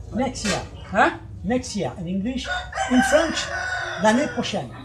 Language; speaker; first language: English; non-native, learner; French